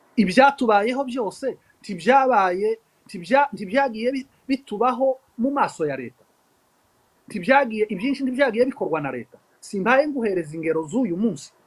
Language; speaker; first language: Kinyarwanda; native; Kinyarwanda